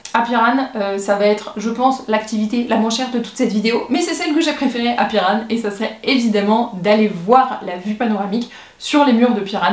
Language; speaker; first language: French; native; French